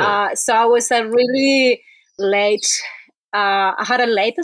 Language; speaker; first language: English; non-native, fluent; Spanish